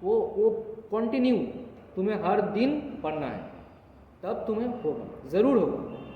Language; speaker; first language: Hindi; non-native, local second language; Bangla